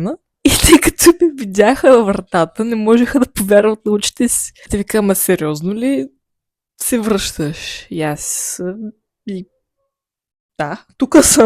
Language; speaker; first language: Bulgarian; native; Bulgarian